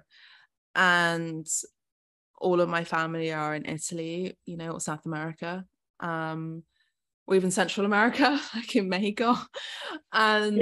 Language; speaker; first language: English; native; English